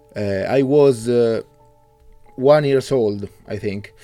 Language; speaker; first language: English; non-native, learner; Italian